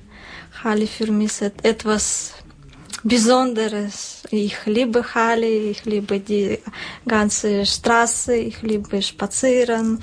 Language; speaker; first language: German; non-native, learner; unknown